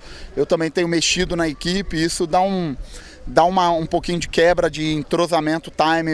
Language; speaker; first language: Portuguese; native; Portuguese